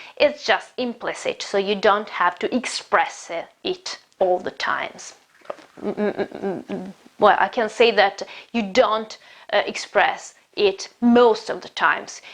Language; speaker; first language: English; non-native, fluent; Italian